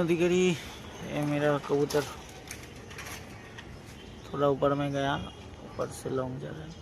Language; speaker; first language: Hindi; non-native, local second language; Bangla